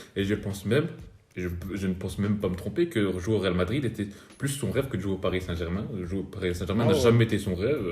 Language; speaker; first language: French; native; French